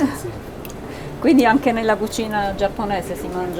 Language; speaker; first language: Italian; native; Italian